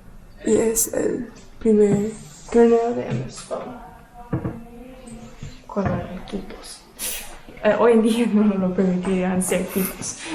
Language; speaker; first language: Spanish; non-native, local second language; Low German